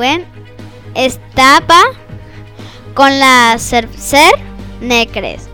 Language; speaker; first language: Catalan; non-native, learner; Spanish